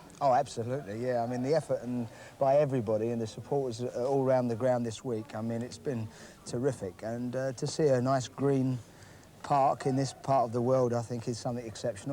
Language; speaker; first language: English; native; English